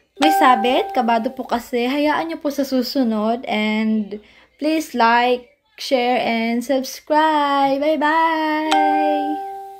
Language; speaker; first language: Filipino; non-native, local second language; Cebuano